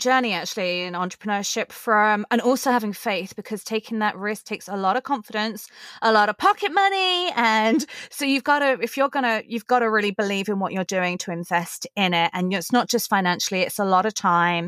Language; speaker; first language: English; native; English